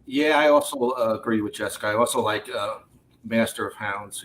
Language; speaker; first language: English; native; English